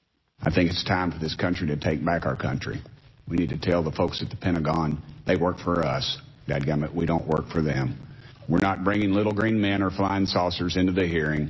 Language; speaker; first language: English; native; English